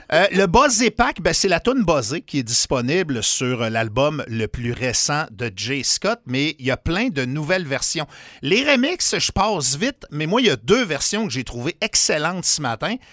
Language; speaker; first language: French; native; French